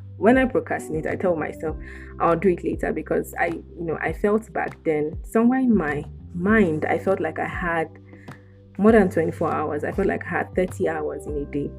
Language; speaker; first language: English; non-native, local second language; Yoruba